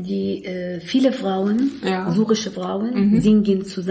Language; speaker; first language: German; non-native, learner; Arabic